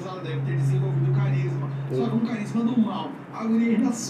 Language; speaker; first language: Portuguese; native; Portuguese